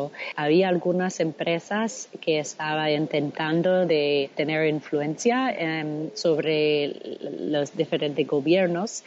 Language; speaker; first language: Spanish; non-native, fluent; English